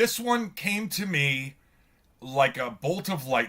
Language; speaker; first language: English; native; English